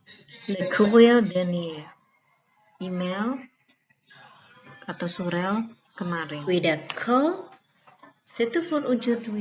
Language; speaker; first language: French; non-native, fluent; Indonesian